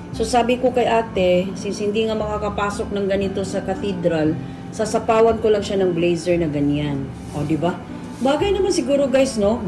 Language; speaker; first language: Filipino; native; Filipino